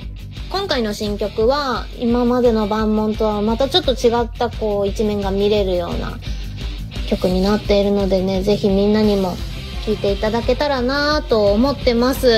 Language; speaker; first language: Japanese; native; Japanese